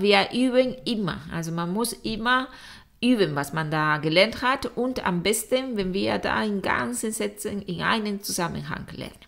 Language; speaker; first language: German; non-native, fluent; Spanish